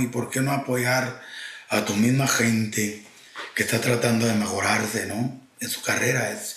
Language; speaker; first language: Spanish; early bilingual, heritage; Spanish